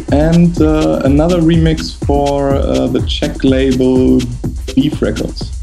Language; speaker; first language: English; non-native, fluent; German